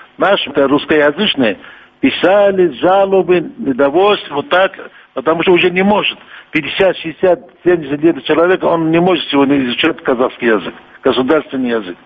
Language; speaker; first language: Russian; non-native, local second language; Kurdish